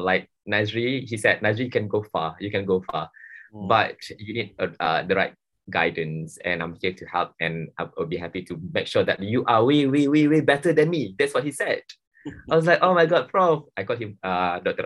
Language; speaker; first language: English; non-native, local second language; Malay